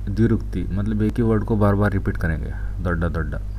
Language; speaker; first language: Urdu; non-native, local second language; Kannada